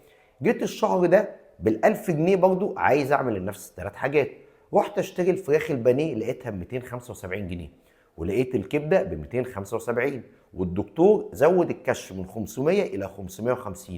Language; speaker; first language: Arabic; native; Arabic